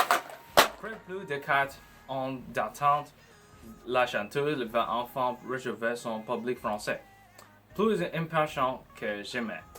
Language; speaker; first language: French; non-native, learner; English